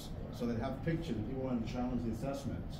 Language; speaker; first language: English; native; English